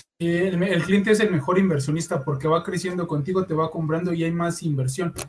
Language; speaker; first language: Spanish; native; Spanish